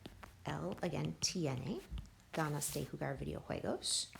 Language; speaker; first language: Spanish; non-native, fluent; English